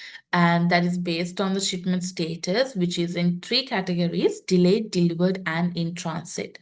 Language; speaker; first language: English; non-native, local second language; Sinhala